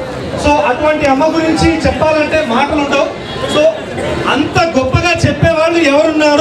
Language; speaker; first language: Telugu; native; Telugu